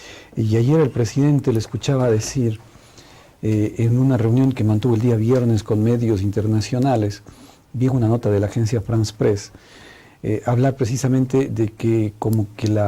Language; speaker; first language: Spanish; native; Spanish